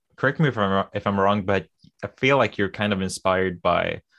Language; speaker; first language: English; non-native, fluent; Swedish